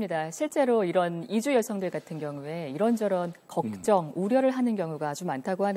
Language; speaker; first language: Korean; native; Korean